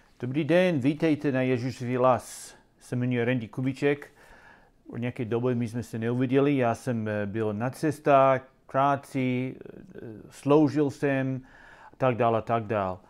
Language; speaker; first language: Czech; non-native, learner; English